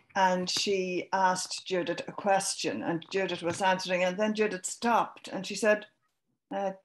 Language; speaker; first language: English; native; English